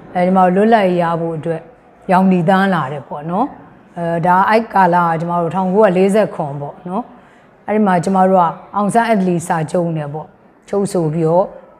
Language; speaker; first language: Burmese; native; Burmese